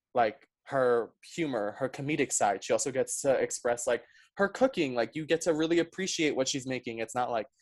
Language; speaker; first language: English; early bilingual, other home language; Spanish